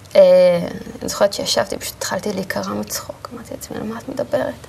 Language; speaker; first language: Hebrew; native; Hebrew